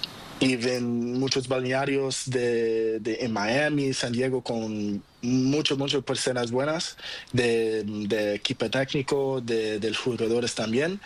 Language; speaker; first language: Spanish; non-native, fluent; Portuguese